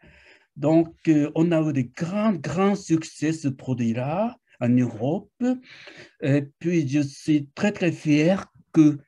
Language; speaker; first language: French; non-native, fluent; Japanese